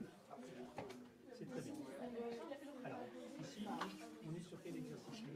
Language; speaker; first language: French; native; French